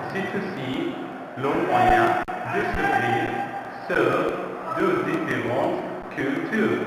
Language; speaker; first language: French; non-native, learner; Arabic